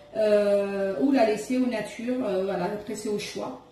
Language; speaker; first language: French; non-native, local second language; Arabic